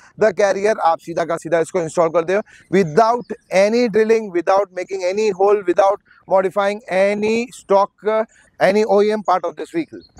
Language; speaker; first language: Hindi; native; Hindi